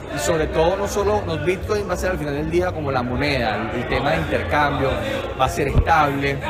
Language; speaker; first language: Spanish; native; Spanish